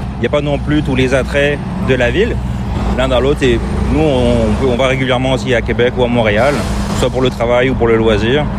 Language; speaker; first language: French; native; French